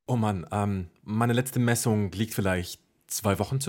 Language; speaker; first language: German; non-native, fluent; Arabic